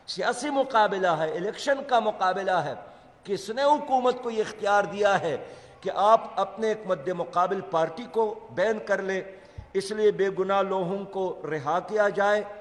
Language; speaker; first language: Urdu; non-native, local second language; Pashto